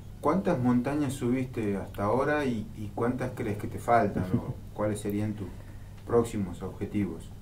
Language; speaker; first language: Spanish; native; Spanish